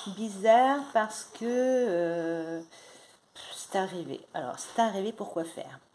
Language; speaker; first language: French; non-native, fluent; Spanish